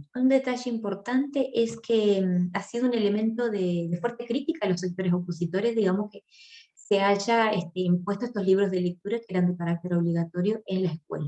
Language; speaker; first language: Spanish; native; Spanish